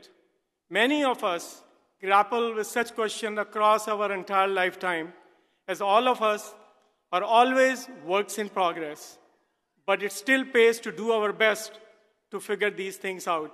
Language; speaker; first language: English; non-native, local second language; Hindi